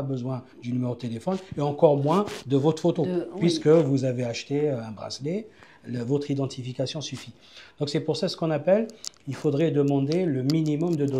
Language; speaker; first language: French; non-native, local second language; Arabic